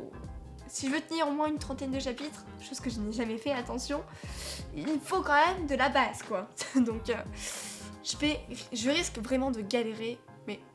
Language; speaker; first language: French; native; French